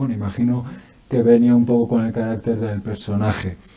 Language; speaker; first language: Spanish; native; Spanish